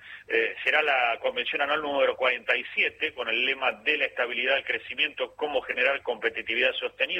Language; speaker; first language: Spanish; native; Spanish